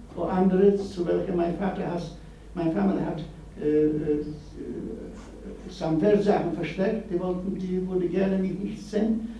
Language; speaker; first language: German; non-native, learner; Polish